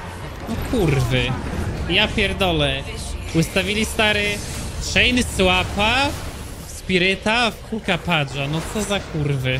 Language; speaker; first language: Polish; native; Polish